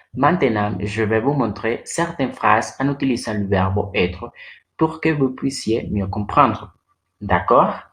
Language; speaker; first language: French; non-native, learner; Spanish